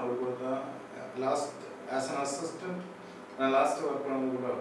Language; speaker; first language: Tamil; non-native, local second language; Malayalam